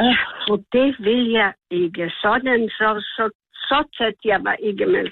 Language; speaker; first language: Danish; non-native, learner; Polish